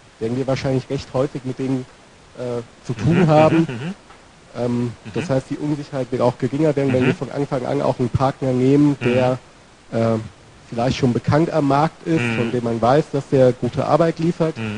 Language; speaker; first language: German; native; German